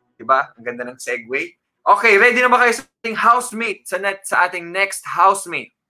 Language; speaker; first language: Filipino; native; Filipino